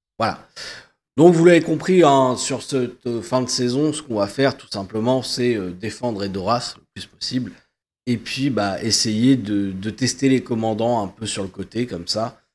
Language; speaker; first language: French; native; French